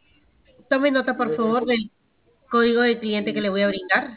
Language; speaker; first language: Spanish; native; Spanish